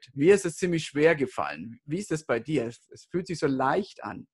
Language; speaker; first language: German; native; German